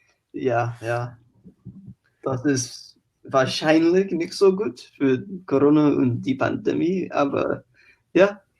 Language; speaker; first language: German; non-native, learner; English